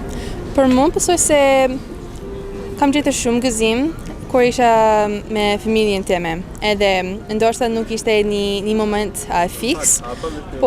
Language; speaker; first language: Albanian; non-native, fluent; English